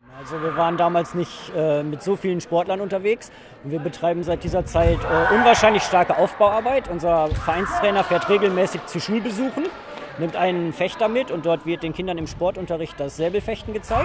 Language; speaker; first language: German; native; German